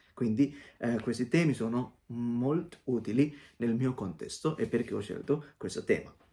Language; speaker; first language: Italian; non-native, fluent; Sinhala